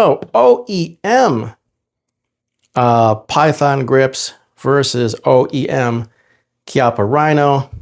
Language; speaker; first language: English; native; English